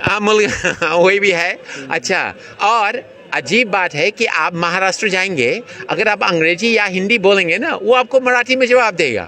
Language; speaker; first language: Hindi; non-native, fluent; English